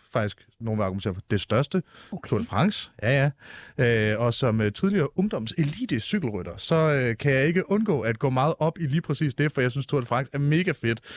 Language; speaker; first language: Danish; native; Danish